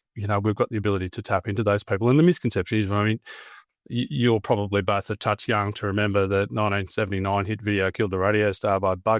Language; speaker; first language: English; native; English